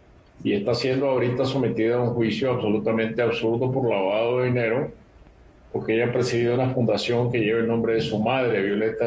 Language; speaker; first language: Spanish; native; Spanish